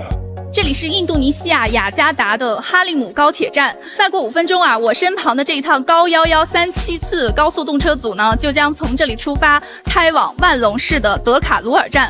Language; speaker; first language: Chinese; native; Chinese